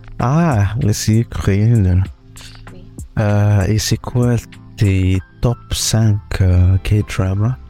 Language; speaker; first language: French; non-native, learner; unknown